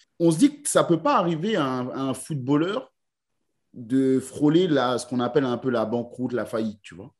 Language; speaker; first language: French; native; French